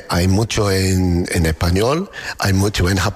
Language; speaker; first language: Spanish; non-native, learner; English